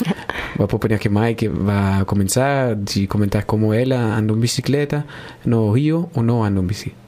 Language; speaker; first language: Portuguese; non-native, learner; Spanish